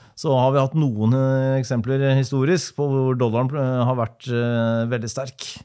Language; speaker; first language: Norwegian; native; Norwegian